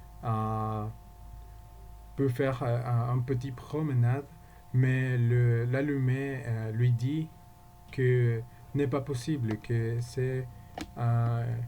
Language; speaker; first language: French; non-native, learner; Spanish